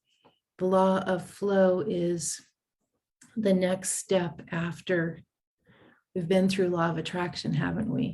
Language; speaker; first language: English; native; English